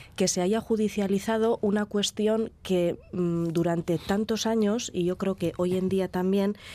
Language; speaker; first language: Spanish; non-native, local second language; Basque